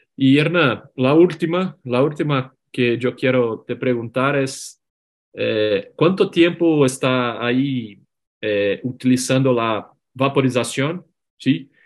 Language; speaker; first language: Spanish; non-native, learner; Portuguese